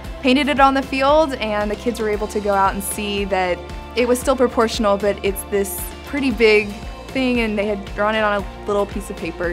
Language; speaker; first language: English; native; English